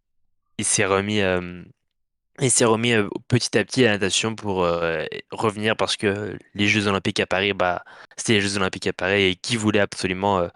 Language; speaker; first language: French; native; French